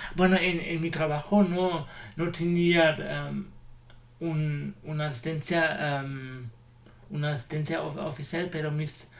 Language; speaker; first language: Spanish; non-native, learner; German